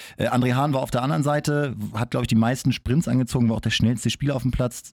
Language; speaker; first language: German; native; German